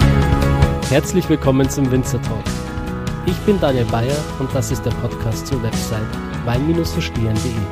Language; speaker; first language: German; native; German